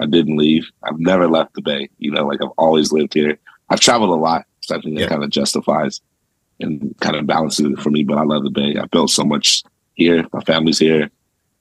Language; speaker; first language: English; native; English